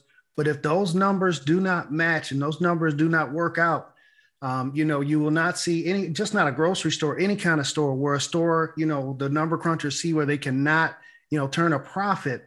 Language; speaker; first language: English; native; English